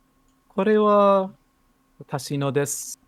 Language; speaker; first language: Japanese; non-native, learner; English